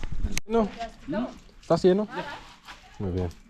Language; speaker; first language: Spanish; non-native, learner; Swahili